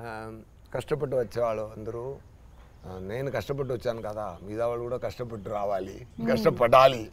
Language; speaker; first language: Telugu; non-native, learner; Tamil